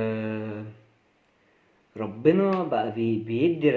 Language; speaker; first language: Arabic; native; Arabic